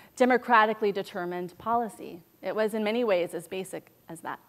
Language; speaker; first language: English; native; English